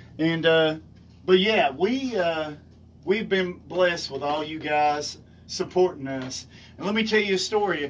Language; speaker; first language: English; native; English